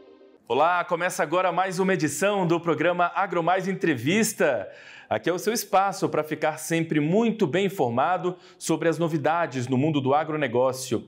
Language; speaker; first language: Portuguese; native; Portuguese